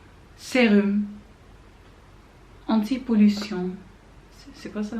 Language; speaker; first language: French; non-native, learner; Dutch